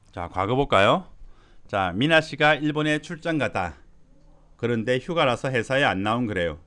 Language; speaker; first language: Korean; native; Korean